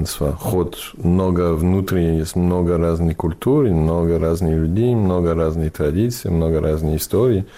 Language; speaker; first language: Russian; non-native, fluent; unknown